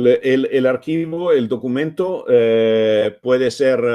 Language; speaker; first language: Spanish; non-native, fluent; Italian